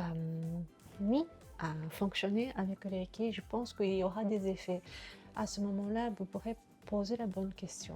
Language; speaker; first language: French; non-native, fluent; Japanese